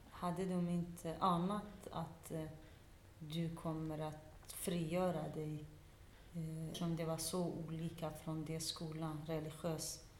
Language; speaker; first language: Swedish; non-native, fluent; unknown